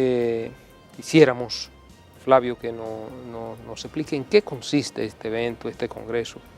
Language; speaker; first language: Spanish; native; Spanish